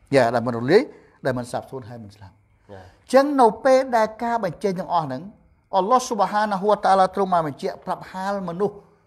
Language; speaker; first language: Khmer; non-native, local second language; Eastern Cham